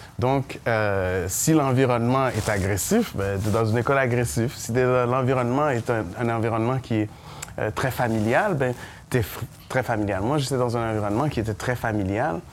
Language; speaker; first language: French; early bilingual, other home language; Haitian Creole